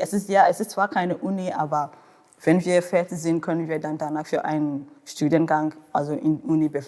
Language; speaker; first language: German; non-native, fluent; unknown